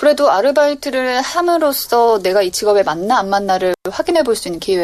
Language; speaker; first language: Korean; native; Korean